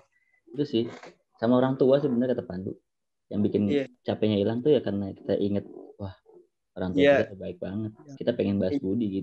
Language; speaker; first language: Indonesian; native; Indonesian